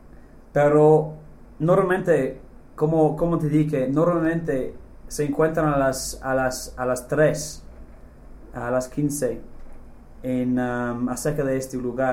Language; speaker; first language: Spanish; non-native, fluent; English